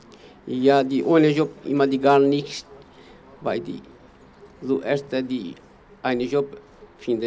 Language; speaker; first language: German; non-native, learner; Kurdish